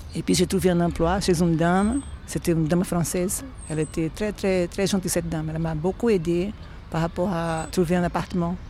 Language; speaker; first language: French; non-native, fluent; Portuguese